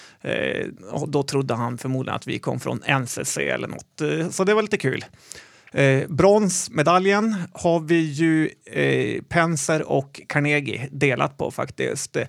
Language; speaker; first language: Swedish; native; Swedish